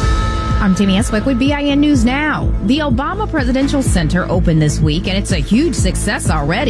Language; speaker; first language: English; native; English